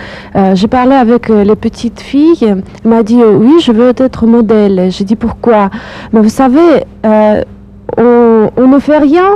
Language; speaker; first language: French; non-native, learner; Russian